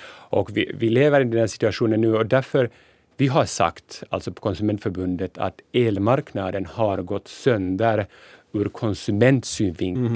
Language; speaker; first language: Swedish; non-native, local second language; Finnish